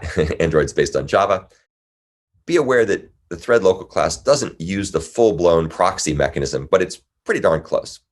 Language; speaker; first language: English; native; English